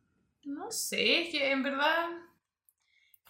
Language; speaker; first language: Spanish; native; Spanish